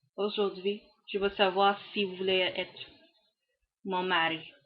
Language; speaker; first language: French; non-native, learner; English